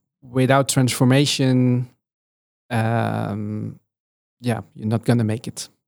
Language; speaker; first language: English; non-native, fluent; Dutch